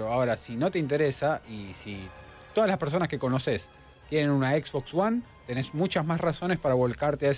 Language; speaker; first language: Spanish; native; Spanish